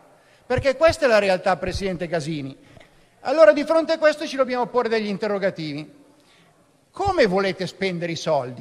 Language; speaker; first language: Italian; native; Italian